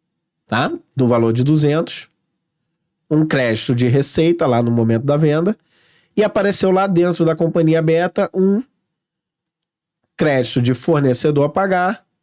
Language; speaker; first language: Portuguese; native; Portuguese